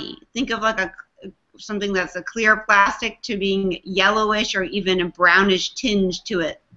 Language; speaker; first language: English; native; English